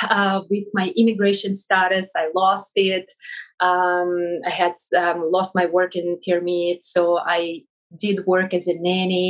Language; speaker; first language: English; non-native, fluent; Russian